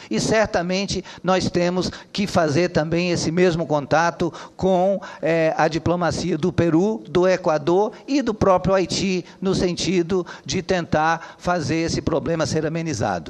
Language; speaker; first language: Portuguese; native; Portuguese